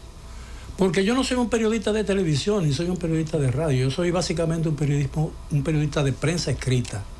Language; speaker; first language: Spanish; native; Spanish